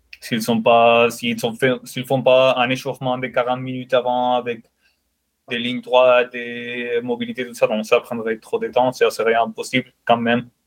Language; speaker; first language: French; non-native, fluent; Spanish